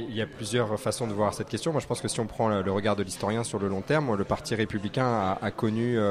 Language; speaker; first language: French; native; French